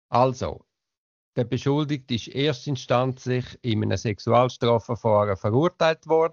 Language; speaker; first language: German; native; German